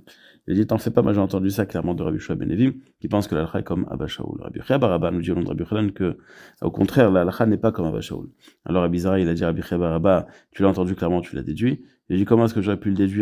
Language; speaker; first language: French; native; French